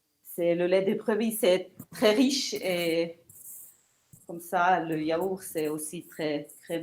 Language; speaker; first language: French; non-native, local second language; Italian